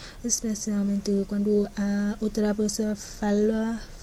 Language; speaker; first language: Portuguese; non-native, learner; Vietnamese